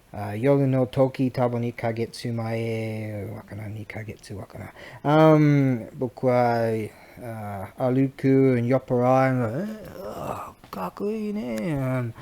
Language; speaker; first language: Japanese; non-native, learner; English